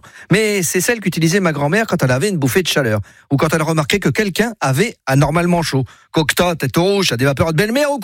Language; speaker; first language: French; native; French